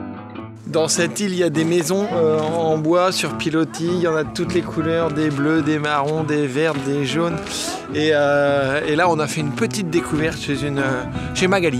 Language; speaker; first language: French; native; French